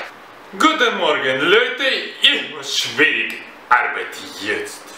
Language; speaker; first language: German; non-native, learner; Russian